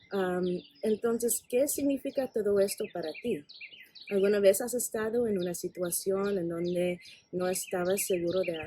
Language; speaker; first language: Spanish; non-native, fluent; English